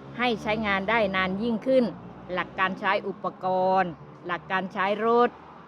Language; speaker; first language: Thai; native; Thai